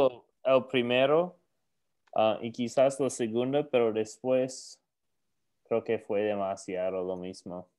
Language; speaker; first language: Spanish; non-native, learner; English